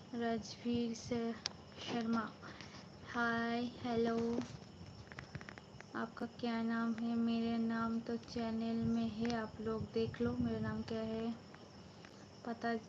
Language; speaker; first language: Hindi; non-native, local second language; Bangla